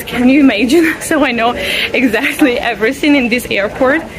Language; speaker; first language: English; non-native, fluent; Russian